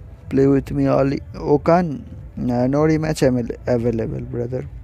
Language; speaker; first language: English; non-native, local second language; Bangla